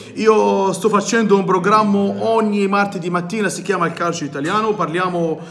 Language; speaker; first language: Italian; non-native, learner; Arabic